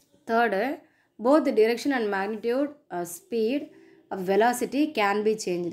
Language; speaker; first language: English; non-native, local second language; Tamil